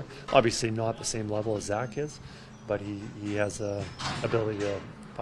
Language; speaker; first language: English; native; English